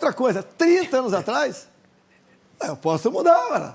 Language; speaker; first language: Portuguese; native; Portuguese